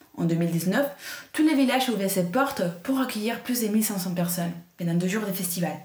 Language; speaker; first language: French; non-native, fluent; Spanish